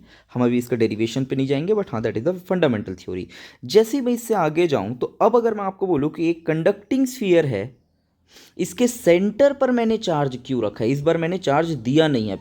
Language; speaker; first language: Hindi; native; Hindi